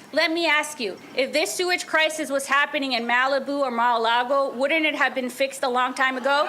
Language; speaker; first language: English; non-native, fluent; Spanish